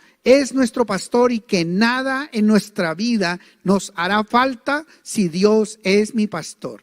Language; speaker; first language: Spanish; native; Spanish